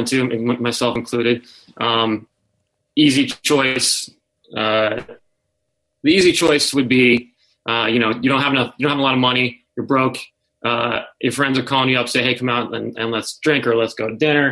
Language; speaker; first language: English; native; English